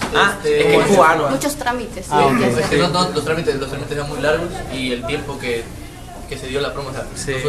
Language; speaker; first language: Spanish; native; Spanish